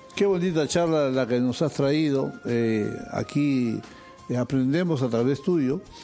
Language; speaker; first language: Spanish; native; Spanish